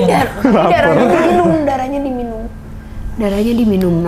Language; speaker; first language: Indonesian; native; Indonesian